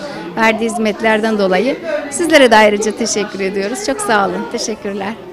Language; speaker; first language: Turkish; native; Turkish